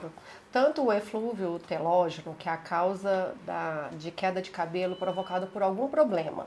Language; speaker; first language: Portuguese; native; Portuguese